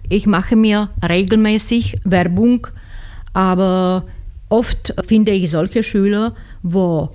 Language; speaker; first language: German; non-native, fluent; Slovak